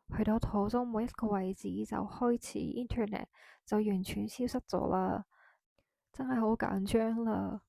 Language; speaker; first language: Cantonese; non-native, fluent; Japanese